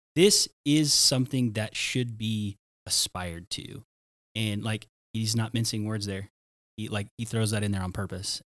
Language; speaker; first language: English; native; English